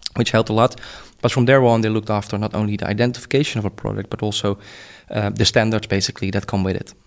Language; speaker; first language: English; non-native, fluent; Dutch